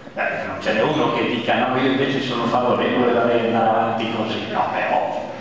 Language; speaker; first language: Italian; native; Italian